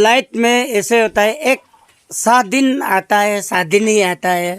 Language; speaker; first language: Hindi; non-native, local second language; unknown